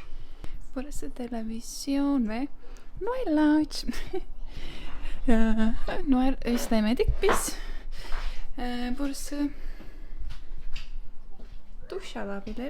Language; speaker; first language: Turkish; non-native, learner; Estonian